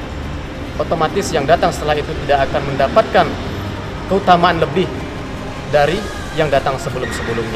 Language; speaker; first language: Indonesian; native; Indonesian